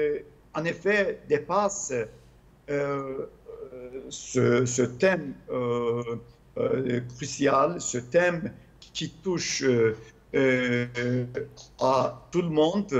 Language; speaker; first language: French; non-native, fluent; Turkish